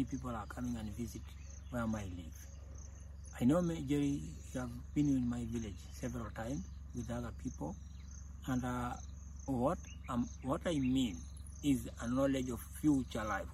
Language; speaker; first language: English; non-native, local second language; Masai